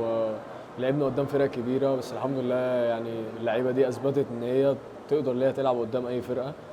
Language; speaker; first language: Arabic; native; Arabic